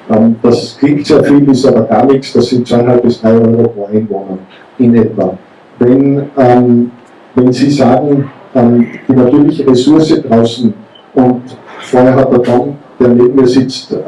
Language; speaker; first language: German; native; German